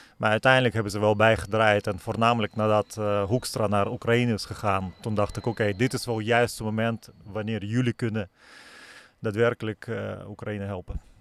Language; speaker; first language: Dutch; non-native, fluent; Russian